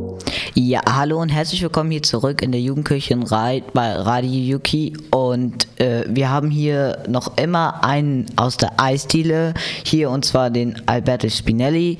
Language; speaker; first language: German; native; German